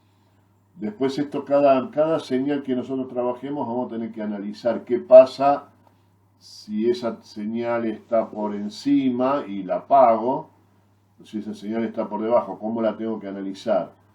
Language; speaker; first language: Spanish; native; Spanish